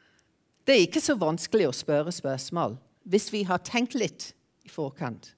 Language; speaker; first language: Norwegian; non-native, fluent; English